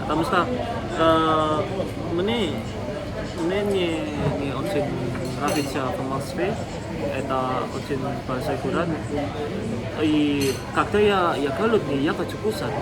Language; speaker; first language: Russian; non-native, learner; Indonesian